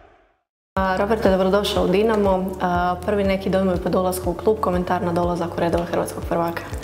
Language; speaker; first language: Croatian; native; Croatian